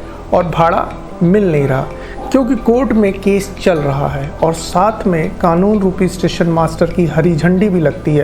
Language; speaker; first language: Hindi; native; Hindi